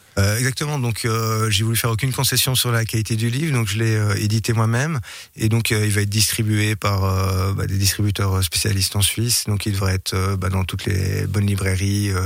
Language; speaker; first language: French; native; French